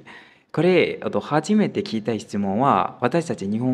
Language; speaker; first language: Japanese; non-native, fluent; Burmese